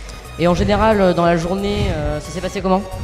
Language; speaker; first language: French; native; French